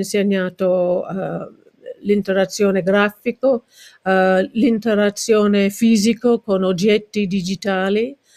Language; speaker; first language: Italian; non-native, fluent; English